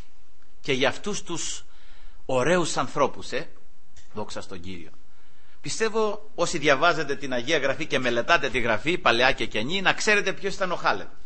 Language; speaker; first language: Greek; native; Greek